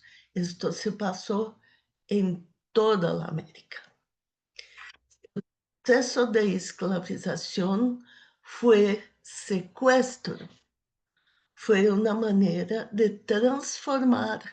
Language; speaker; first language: Spanish; non-native, fluent; Portuguese